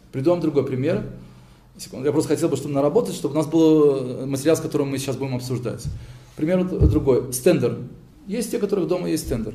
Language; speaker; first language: Russian; early bilingual, heritage; Hebrew